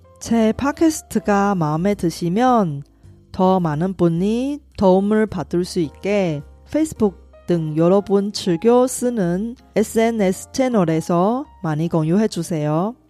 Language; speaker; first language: Korean; non-native, fluent; Chinese